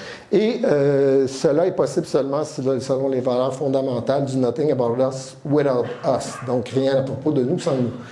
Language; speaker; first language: French; native; French